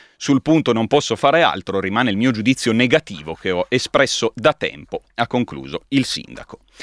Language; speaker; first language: Italian; native; Italian